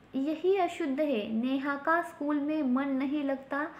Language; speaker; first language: Hindi; non-native, local second language; Marathi